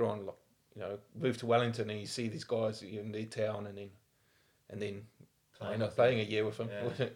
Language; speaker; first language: English; non-native, local second language; Afrikaans